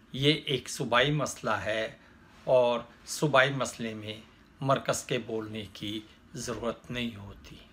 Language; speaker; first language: Urdu; native; Urdu